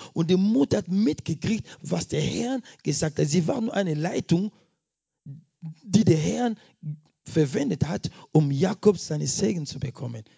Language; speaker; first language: German; non-native, fluent; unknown